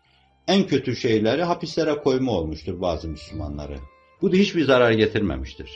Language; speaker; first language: Turkish; native; Turkish